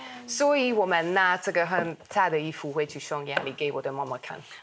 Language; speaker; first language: Chinese; non-native, fluent; Hungarian